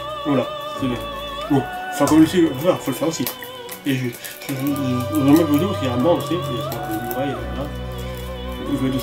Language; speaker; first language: French; native; French